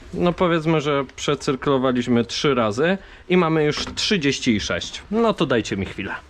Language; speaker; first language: Polish; native; Polish